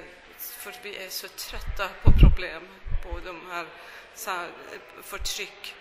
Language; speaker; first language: Swedish; non-native, fluent; Persian